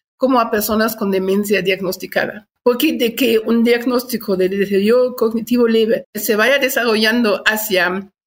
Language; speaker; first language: Spanish; non-native, fluent; German